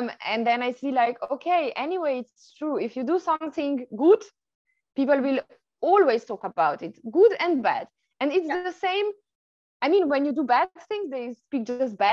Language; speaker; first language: English; non-native, fluent; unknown